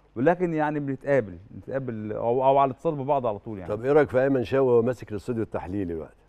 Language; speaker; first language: Arabic; native; Arabic